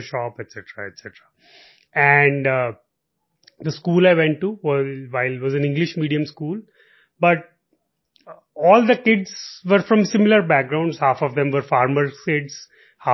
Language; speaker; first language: English; non-native, local second language; Punjabi